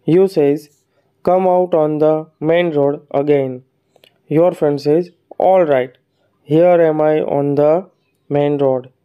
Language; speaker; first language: English; non-native, local second language; Gujarati